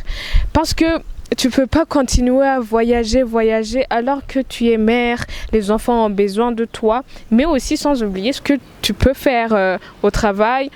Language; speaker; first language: French; non-native, local second language; Rundi